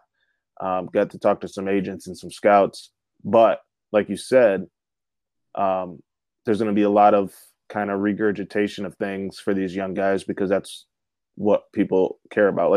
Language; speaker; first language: English; native; English